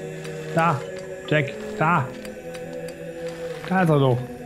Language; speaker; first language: German; native; German